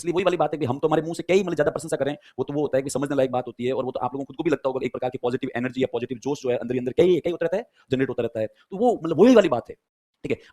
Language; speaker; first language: Hindi; native; Hindi